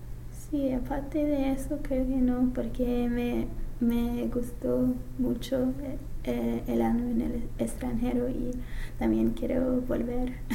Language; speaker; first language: Spanish; non-native, fluent; English